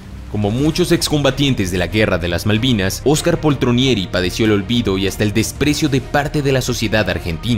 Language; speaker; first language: Spanish; native; Spanish